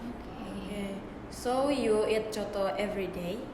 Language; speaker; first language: English; non-native, learner; Indonesian